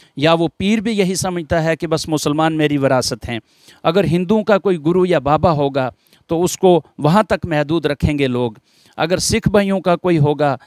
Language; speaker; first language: Hindi; non-native, local second language; Gujari